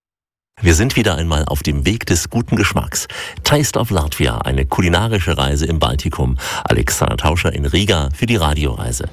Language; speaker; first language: German; native; German